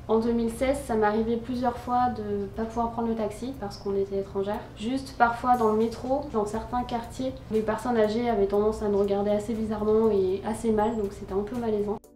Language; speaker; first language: French; native; French